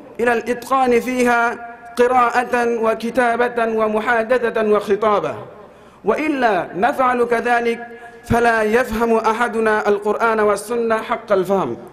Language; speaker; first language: Arabic; non-native, fluent; Bangla